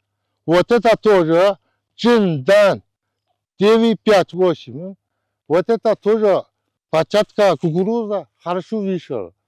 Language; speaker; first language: Russian; non-native, learner; Chinese